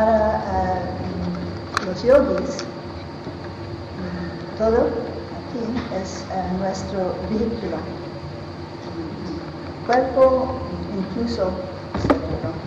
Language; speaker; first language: Spanish; non-native, learner; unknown